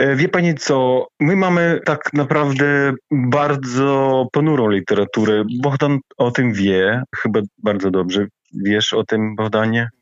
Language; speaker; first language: Polish; non-native, fluent; Ukrainian